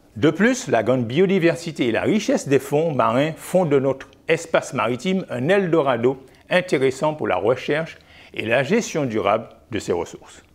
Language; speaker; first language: French; native; French